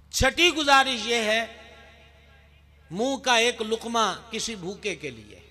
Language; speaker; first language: Urdu; non-native, local second language; Punjabi